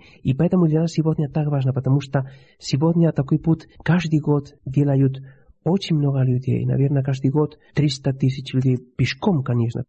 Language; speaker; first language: Russian; non-native, fluent; Spanish